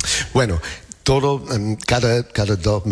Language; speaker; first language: Spanish; non-native, learner; English